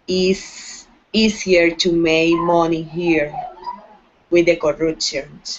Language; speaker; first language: English; non-native, learner; Spanish